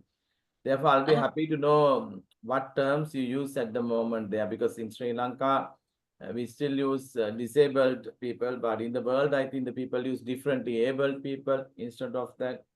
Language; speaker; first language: English; non-native, local second language; Sinhala